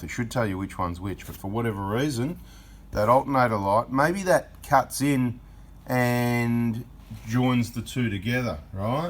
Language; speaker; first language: English; native; English